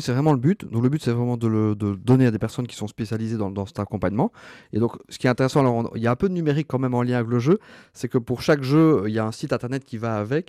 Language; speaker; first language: French; native; French